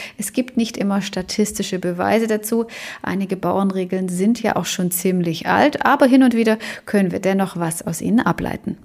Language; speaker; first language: German; native; German